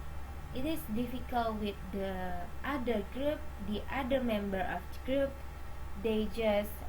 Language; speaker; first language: English; non-native, learner; Indonesian